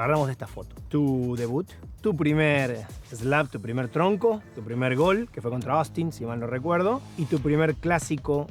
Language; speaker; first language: Spanish; native; Spanish